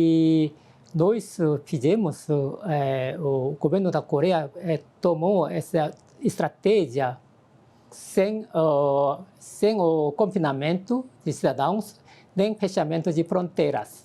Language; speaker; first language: Portuguese; non-native, learner; Korean